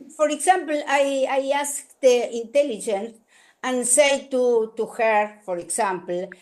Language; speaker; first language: English; non-native, learner; Spanish